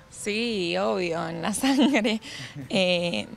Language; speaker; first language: Spanish; native; Spanish